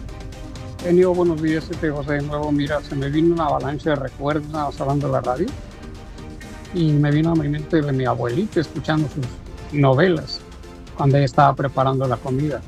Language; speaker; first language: Spanish; native; Spanish